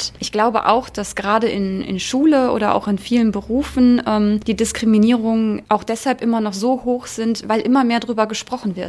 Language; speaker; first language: German; native; German